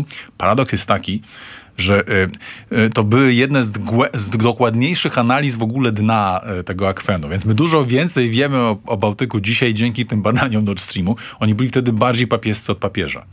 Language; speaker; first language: Polish; native; Polish